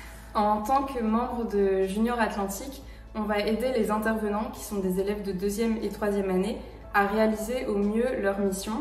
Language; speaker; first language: French; native; French